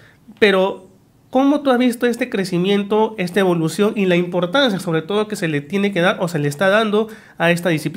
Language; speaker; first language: Spanish; native; Spanish